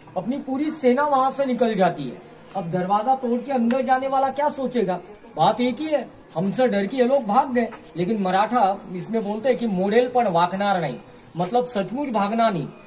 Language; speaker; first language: Hindi; non-native, local second language; Marathi